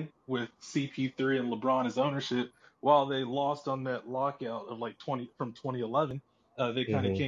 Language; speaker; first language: English; native; English